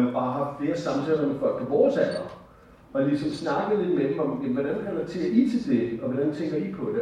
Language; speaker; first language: Danish; native; Danish